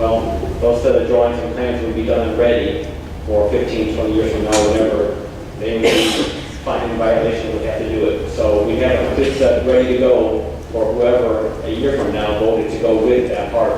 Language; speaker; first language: English; native; English